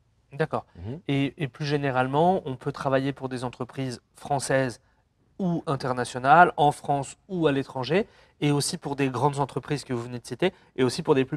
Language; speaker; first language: French; native; French